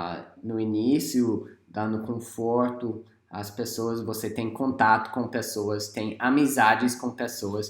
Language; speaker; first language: Portuguese; non-native, fluent; English